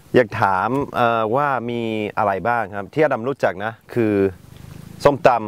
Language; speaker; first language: Thai; non-native, fluent; English